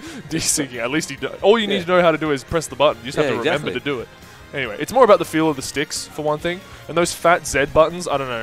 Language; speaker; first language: English; native; English